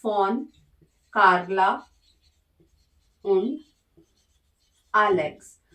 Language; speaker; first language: German; non-native, learner; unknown